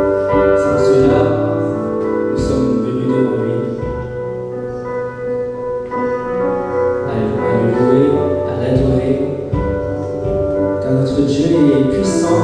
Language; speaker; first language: French; non-native, fluent; Chinese